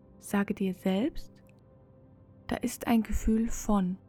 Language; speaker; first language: German; native; German